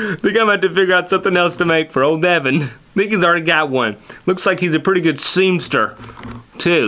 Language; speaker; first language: English; native; English